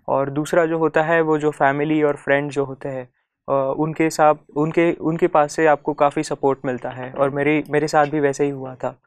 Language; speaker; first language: Hindi; non-native, local second language; Marathi